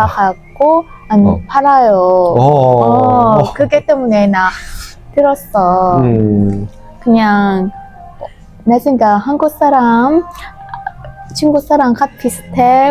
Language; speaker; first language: Korean; non-native, learner; Hmong